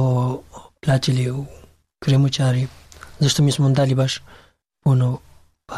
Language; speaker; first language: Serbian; non-native, learner; Pashto